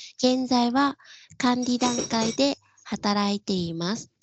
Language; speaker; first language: Japanese; non-native, fluent; Vietnamese